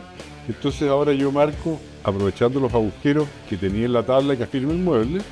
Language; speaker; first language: Spanish; native; Spanish